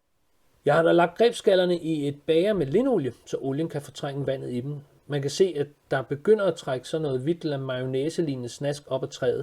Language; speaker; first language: Danish; native; Danish